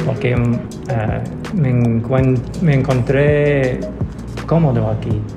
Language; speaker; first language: Spanish; non-native, learner; English